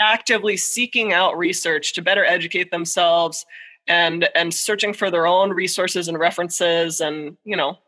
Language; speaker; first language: English; native; English